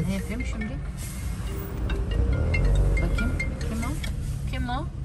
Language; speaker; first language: Turkish; non-native, learner; Russian